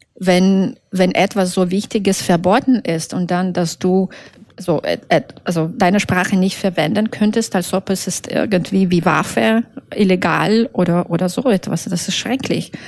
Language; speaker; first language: German; non-native, fluent; Russian